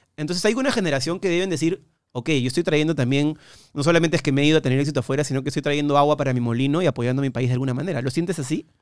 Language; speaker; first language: Spanish; native; Spanish